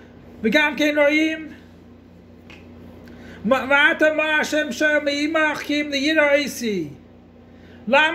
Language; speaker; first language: Hebrew; non-native, fluent; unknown